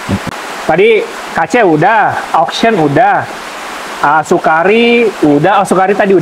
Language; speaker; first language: Indonesian; native; Indonesian